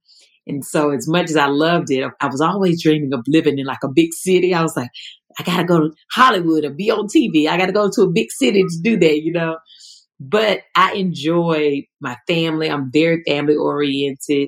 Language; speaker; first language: English; native; English